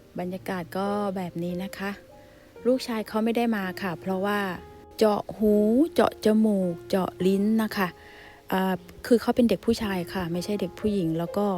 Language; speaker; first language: Thai; native; Thai